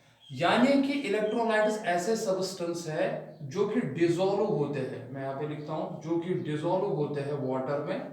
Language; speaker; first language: Hindi; non-native, local second language; Kashmiri